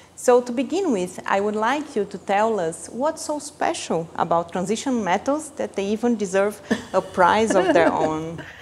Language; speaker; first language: English; non-native, fluent; Portuguese